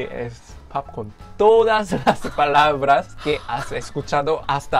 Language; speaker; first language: Spanish; non-native, fluent; Korean